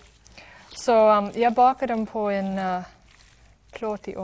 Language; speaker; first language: Swedish; non-native, fluent; English